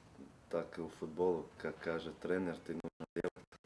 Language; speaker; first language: Russian; non-native, learner; Serbian